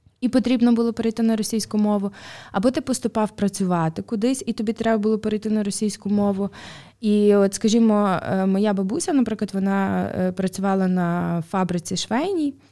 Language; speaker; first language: Ukrainian; native; Ukrainian